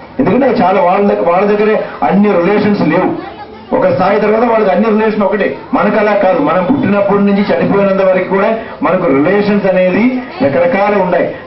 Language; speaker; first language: Telugu; non-native, fluent; Malayalam